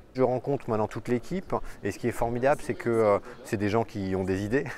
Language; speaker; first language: French; native; French